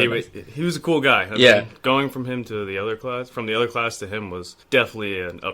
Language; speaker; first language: English; native; English